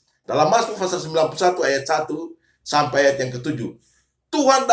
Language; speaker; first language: Indonesian; native; Indonesian